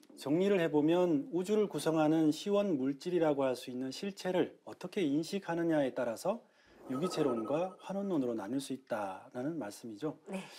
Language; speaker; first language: Korean; native; Korean